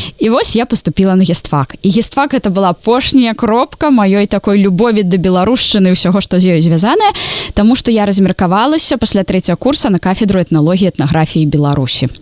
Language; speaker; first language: Belarusian; native; Belarusian